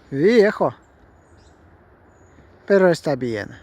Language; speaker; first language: Spanish; non-native, learner; Russian